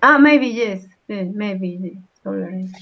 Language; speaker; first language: English; non-native, learner; Spanish